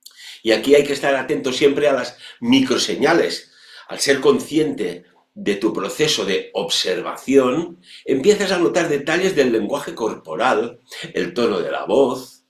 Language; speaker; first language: Spanish; non-native, local second language; Catalan